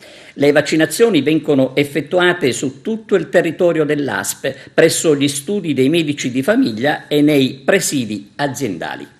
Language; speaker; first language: Italian; native; Italian